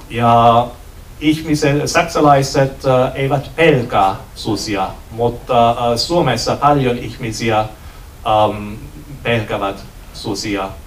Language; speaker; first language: Finnish; non-native, learner; German